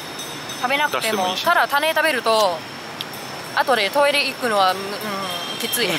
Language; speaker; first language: Japanese; non-native, fluent; Vietnamese